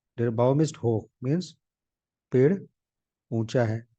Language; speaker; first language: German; non-native, fluent; Hindi